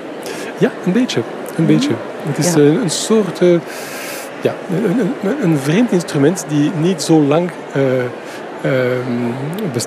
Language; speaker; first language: Dutch; non-native, fluent; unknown